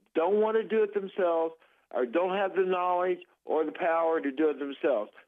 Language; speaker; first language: English; native; English